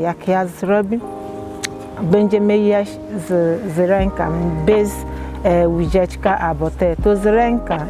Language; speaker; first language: Polish; non-native, learner; Igbo